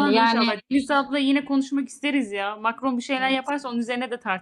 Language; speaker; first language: Turkish; native; Turkish